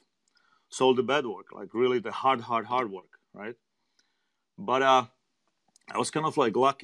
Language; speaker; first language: English; non-native, learner; Czech